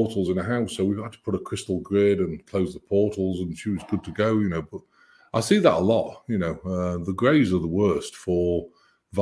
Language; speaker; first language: English; native; English